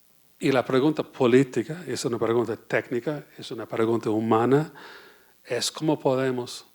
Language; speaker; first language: Spanish; non-native, fluent; English